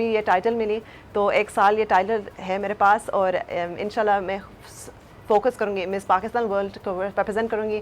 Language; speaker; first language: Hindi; early bilingual, heritage; Hindi